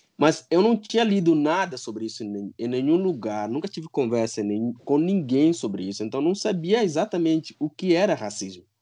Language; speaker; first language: Portuguese; non-native, local second language; Upper Guinea Crioulo